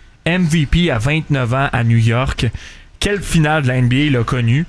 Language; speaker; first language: French; native; French